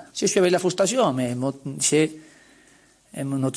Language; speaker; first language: French; non-native, learner; Spanish